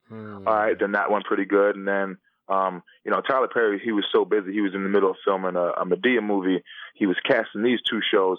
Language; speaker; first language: English; native; English